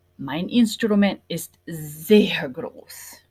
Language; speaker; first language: German; non-native, fluent; English